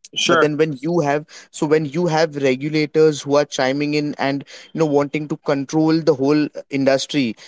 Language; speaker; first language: English; non-native, local second language; Hindi